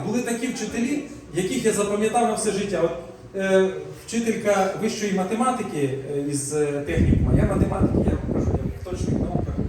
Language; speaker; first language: Ukrainian; non-native, local second language; Russian